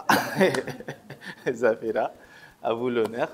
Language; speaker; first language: French; non-native, local second language; Bambara